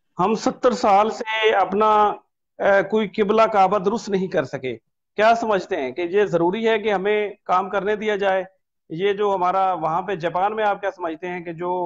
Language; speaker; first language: Urdu; non-native, local second language; Punjabi